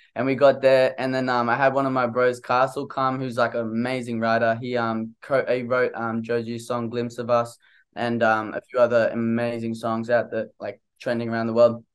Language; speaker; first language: English; native; English